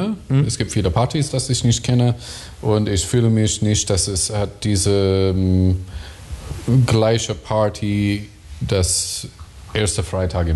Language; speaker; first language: German; non-native, learner; English